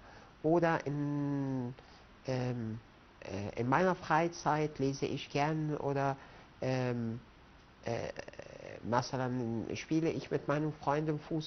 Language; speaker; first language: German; non-native, fluent; Arabic